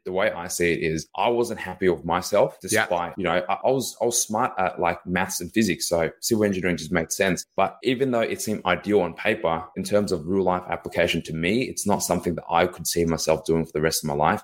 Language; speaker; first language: English; native; English